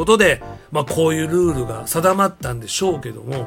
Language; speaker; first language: Japanese; native; Japanese